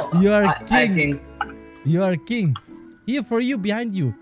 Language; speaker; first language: English; non-native, learner; German